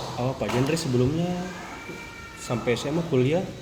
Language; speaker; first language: Indonesian; native; Indonesian